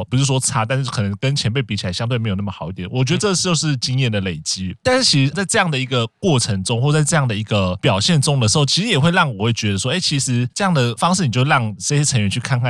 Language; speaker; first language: Chinese; native; Chinese